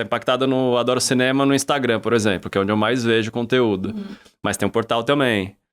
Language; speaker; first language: Portuguese; native; Portuguese